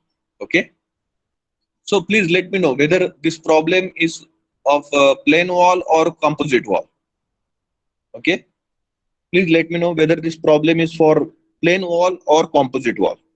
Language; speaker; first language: English; non-native, local second language; Hindi